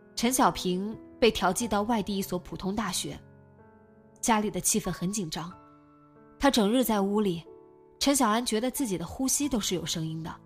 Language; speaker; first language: Chinese; native; Chinese